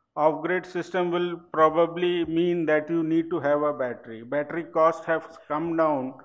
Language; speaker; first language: English; non-native, local second language; Hindi